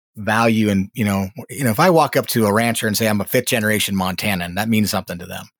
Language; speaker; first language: English; native; English